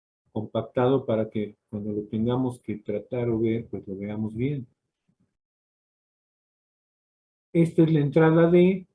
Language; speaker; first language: Spanish; native; Spanish